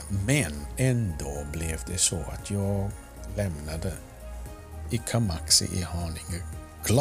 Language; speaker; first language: Swedish; non-native, fluent; Afrikaans